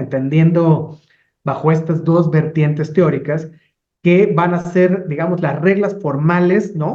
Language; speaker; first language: Spanish; native; Spanish